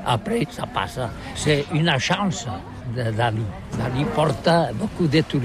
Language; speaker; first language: French; non-native, learner; Catalan